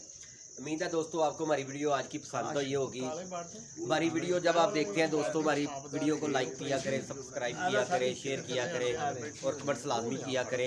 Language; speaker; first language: Hindi; non-native, local second language; Punjabi